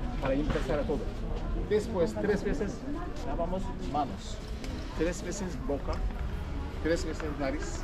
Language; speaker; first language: Spanish; non-native, learner; Turkish